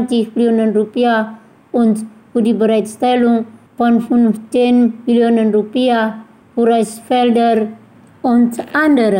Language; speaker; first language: German; non-native, fluent; Indonesian